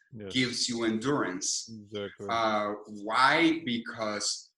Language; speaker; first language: English; non-native, fluent; Spanish